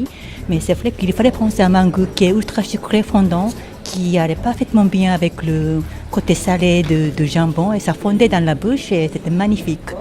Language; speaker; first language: French; non-native, fluent; Japanese